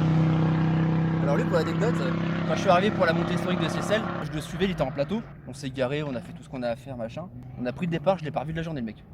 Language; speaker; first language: French; native; French